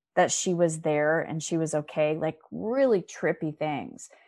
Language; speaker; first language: English; native; English